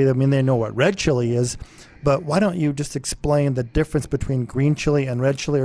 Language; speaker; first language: English; native; English